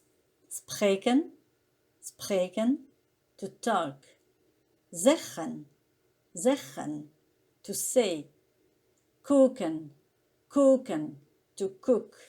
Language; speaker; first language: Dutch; non-native, learner; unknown